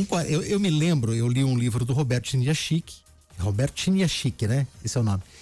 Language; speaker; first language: Portuguese; native; Portuguese